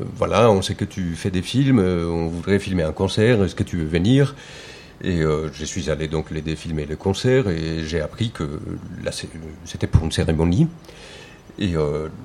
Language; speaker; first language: French; non-native, fluent; Spanish